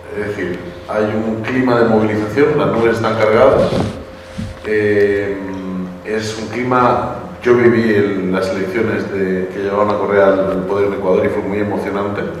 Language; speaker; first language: Spanish; native; Spanish